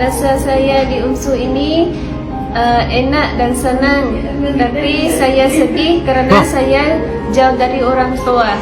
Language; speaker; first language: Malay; non-native, learner; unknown